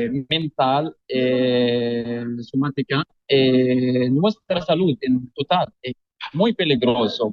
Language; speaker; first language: Spanish; non-native, fluent; Arabic